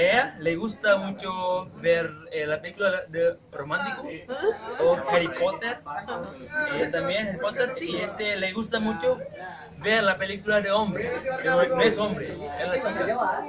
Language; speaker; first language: Spanish; non-native, learner; Indonesian